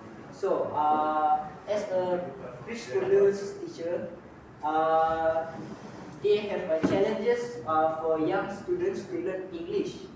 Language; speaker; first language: English; non-native, local second language; Malay